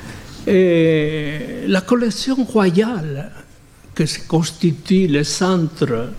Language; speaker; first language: French; non-native, fluent; Spanish